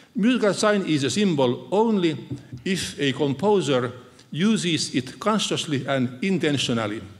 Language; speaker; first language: English; non-native, fluent; Finnish